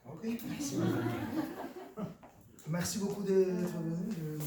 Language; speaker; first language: French; non-native, fluent; Spanish